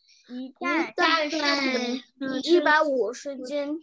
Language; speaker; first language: Chinese; early bilingual, heritage; Chinese